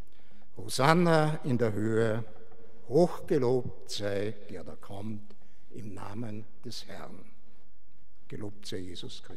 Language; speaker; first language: German; native; German